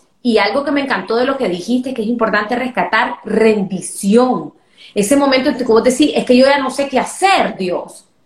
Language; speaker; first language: Spanish; native; Spanish